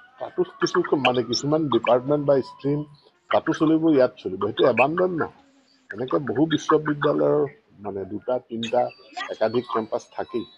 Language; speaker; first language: Assamese; non-native, local second language; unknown